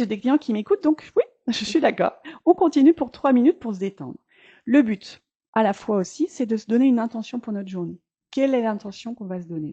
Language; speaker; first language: French; native; French